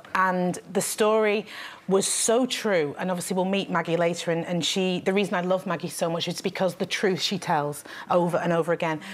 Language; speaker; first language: English; native; English